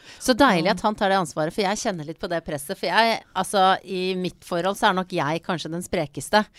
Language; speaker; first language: Norwegian; native; Norwegian